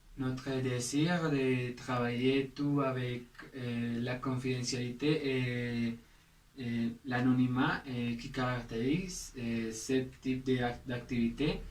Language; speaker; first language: French; non-native, learner; Spanish